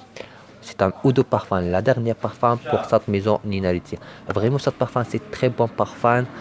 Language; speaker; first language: French; non-native, learner; Arabic